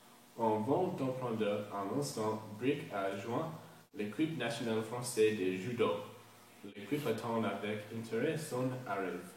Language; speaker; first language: French; non-native, learner; English